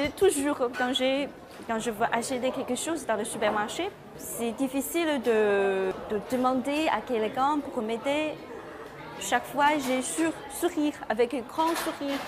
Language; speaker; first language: French; non-native, learner; Chinese